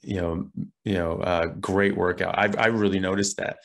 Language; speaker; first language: English; native; English